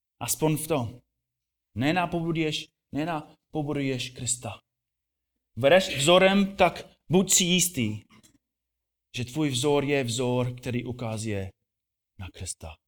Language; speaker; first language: Czech; non-native, fluent; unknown